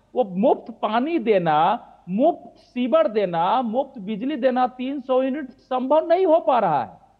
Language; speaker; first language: Hindi; native; Hindi